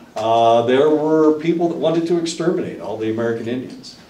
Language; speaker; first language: English; native; English